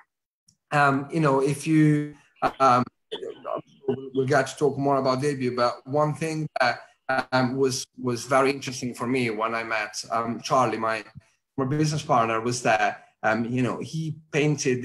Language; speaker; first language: English; non-native, fluent; Italian